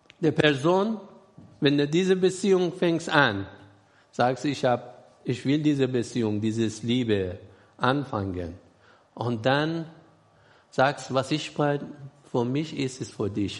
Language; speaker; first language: German; non-native, learner; Persian